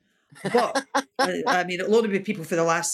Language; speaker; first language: English; native; English